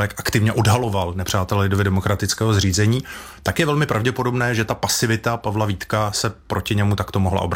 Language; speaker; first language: Czech; native; Czech